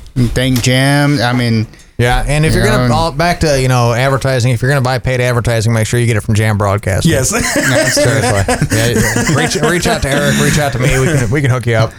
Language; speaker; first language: English; native; English